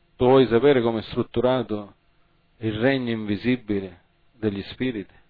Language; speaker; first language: Italian; early bilingual, heritage; Italian